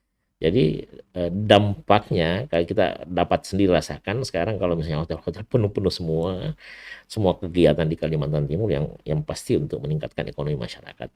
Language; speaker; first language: Indonesian; native; Indonesian